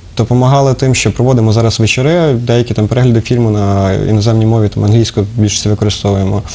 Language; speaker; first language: Ukrainian; native; Ukrainian